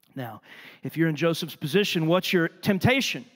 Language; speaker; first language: English; native; English